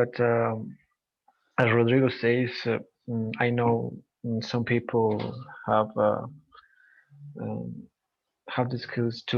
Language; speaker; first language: English; non-native, learner; Spanish